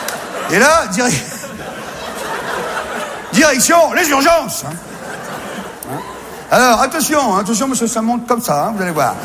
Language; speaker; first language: French; native; French